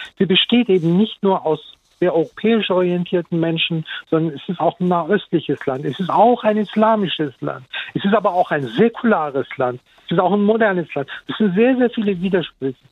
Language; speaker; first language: German; early bilingual, other home language; Turkish